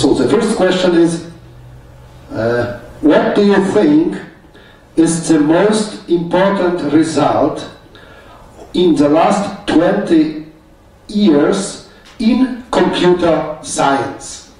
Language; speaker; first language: English; non-native, fluent; Polish